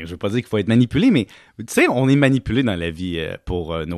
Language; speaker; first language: French; native; French